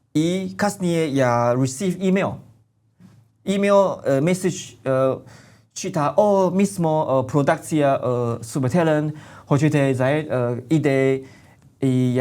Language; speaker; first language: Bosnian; non-native, learner; Chinese